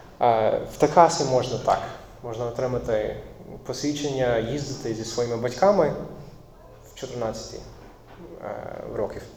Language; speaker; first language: Ukrainian; non-native, fluent; English